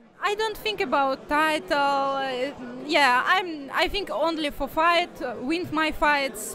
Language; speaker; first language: English; non-native, learner; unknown